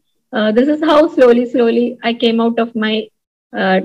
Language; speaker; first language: English; non-native, local second language; Malayalam